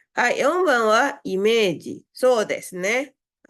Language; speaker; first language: Japanese; non-native, fluent; Indonesian